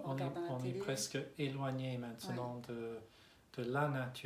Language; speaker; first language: French; non-native, fluent; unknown